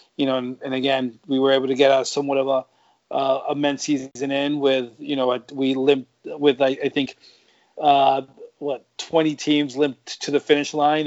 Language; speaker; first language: English; native; English